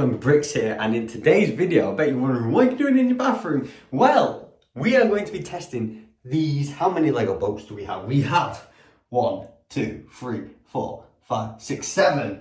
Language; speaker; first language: English; native; English